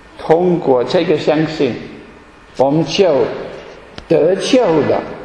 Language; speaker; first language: Chinese; non-native, fluent; German